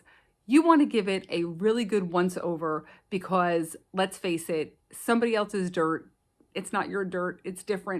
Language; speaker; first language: English; native; English